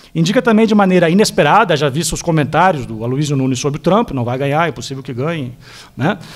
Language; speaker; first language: Portuguese; native; Portuguese